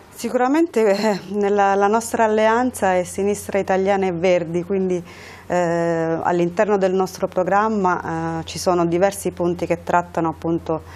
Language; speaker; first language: Italian; early bilingual, other home language; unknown